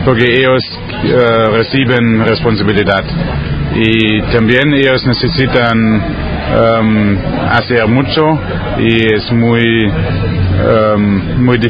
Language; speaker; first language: Spanish; non-native, learner; German